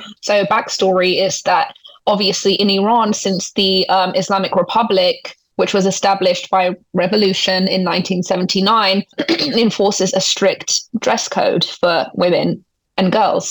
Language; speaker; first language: English; native; English